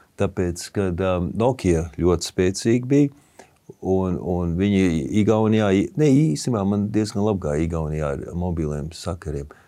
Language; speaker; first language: Latvian; early bilingual, heritage; Latvian